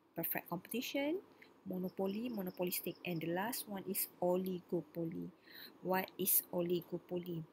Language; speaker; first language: English; non-native, local second language; Malay